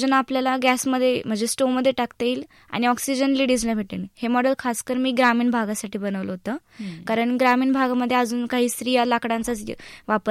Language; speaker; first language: Marathi; native; Marathi